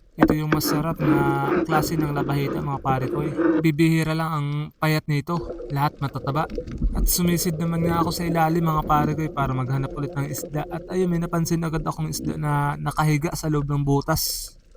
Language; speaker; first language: Filipino; non-native, local second language; Bikol